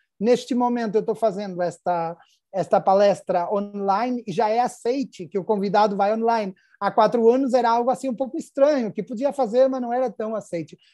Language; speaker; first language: Portuguese; native; Portuguese